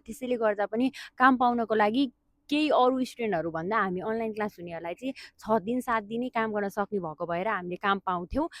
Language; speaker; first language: Nepali; native; Nepali